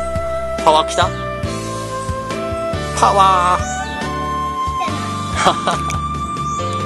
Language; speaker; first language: Japanese; native; Japanese